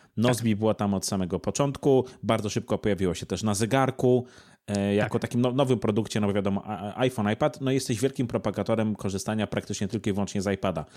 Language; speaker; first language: Polish; native; Polish